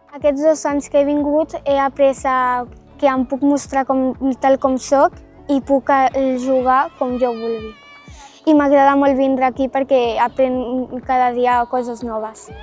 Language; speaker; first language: Catalan; early bilingual, other home language; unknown